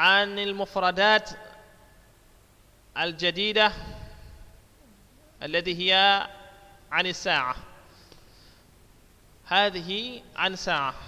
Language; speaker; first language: Arabic; non-native, fluent; Indonesian